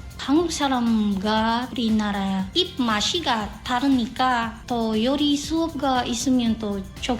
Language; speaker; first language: Korean; non-native, learner; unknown